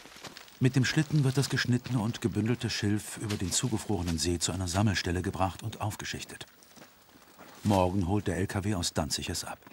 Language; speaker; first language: German; native; German